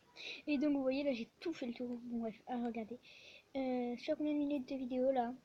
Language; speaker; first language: French; native; French